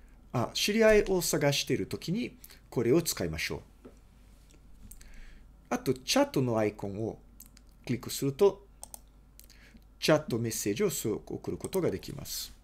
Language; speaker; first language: Japanese; non-native, fluent; Portuguese